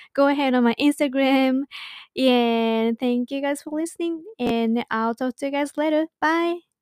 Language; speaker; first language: English; non-native, fluent; Japanese